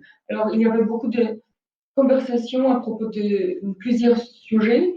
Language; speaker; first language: French; non-native, fluent; Polish